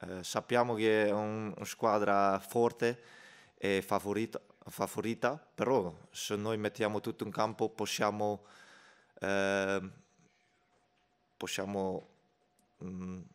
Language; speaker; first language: Italian; non-native, fluent; Dutch